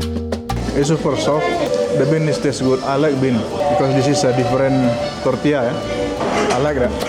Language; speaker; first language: English; non-native, fluent; Indonesian